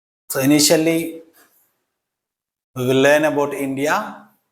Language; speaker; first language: English; non-native, local second language; Telugu